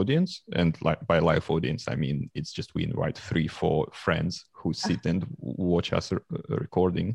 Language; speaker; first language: English; non-native, fluent; Russian